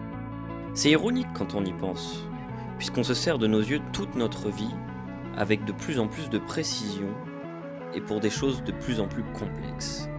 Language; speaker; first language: French; native; French